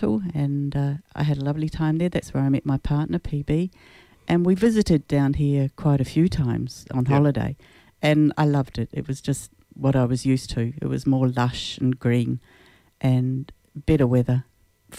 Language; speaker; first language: English; native; English